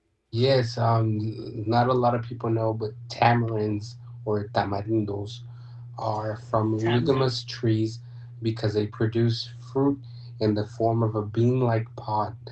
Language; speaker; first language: English; early bilingual, other home language; Spanish